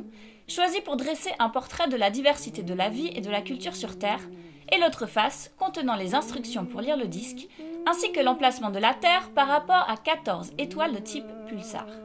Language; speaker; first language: French; native; French